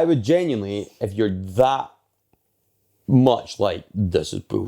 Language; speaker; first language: English; native; English